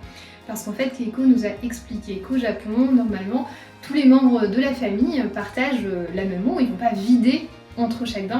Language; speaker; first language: French; native; French